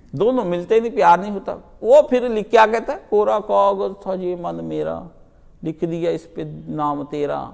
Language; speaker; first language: Urdu; non-native, local second language; Punjabi